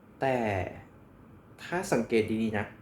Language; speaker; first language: Thai; native; Thai